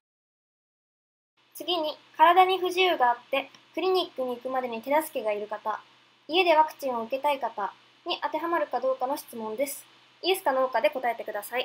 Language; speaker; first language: Japanese; early bilingual, heritage; Japanese